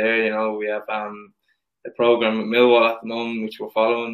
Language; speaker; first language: English; native; English